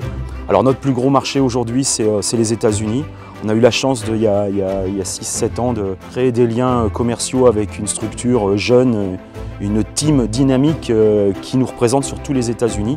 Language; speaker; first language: French; native; French